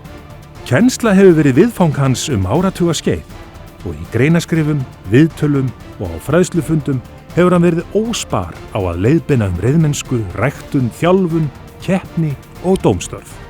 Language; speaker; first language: Icelandic; native; Icelandic